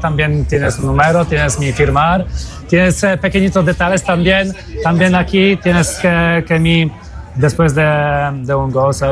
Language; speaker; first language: Spanish; non-native, learner; Polish